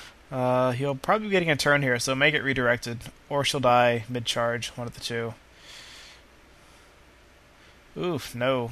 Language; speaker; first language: English; native; English